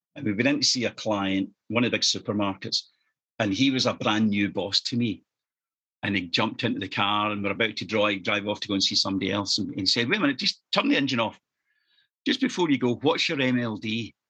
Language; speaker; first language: English; native; English